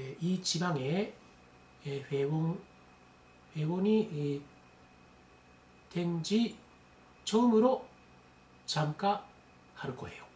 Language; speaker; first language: Korean; non-native, learner; Japanese